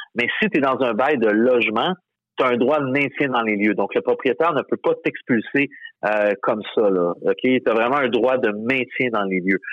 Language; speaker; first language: French; native; French